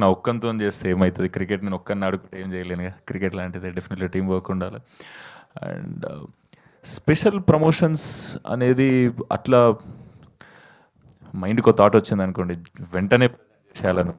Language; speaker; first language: Telugu; native; Telugu